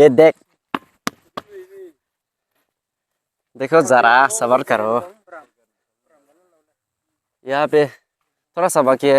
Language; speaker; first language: Hindi; non-native, local second language; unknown